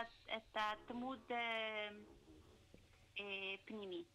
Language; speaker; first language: Hebrew; non-native, learner; Italian